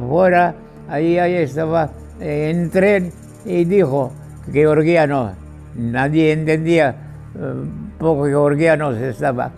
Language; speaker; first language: Spanish; non-native, fluent; Georgian